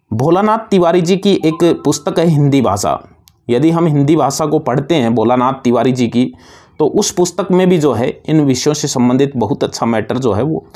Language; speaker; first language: Hindi; native; Hindi